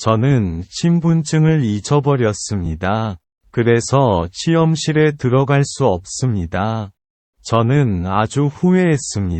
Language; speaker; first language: Korean; non-native, learner; Vietnamese